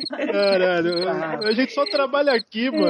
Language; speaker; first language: Portuguese; native; Portuguese